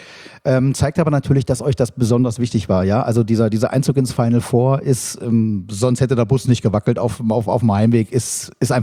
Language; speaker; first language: German; native; German